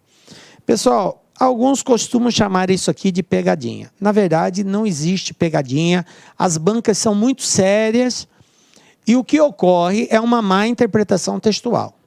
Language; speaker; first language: Portuguese; native; Portuguese